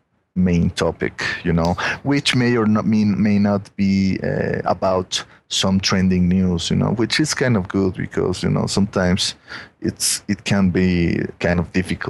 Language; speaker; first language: English; non-native, fluent; Spanish